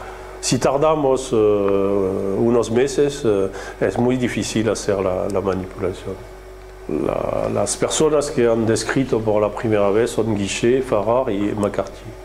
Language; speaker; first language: Spanish; non-native, fluent; French